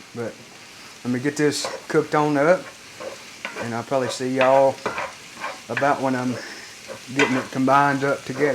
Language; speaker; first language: English; native; English